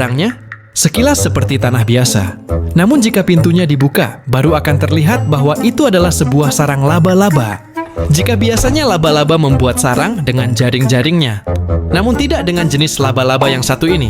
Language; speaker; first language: Indonesian; native; Indonesian